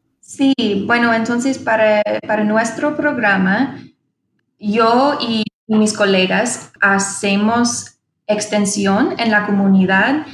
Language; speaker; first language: Spanish; non-native, fluent; English